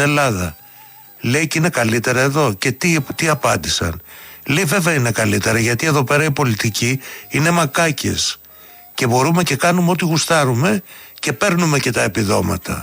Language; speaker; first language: Greek; native; Greek